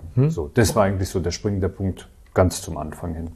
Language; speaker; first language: German; native; German